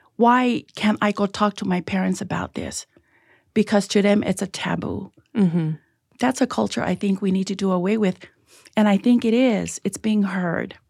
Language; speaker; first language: English; early bilingual, other home language; Tongan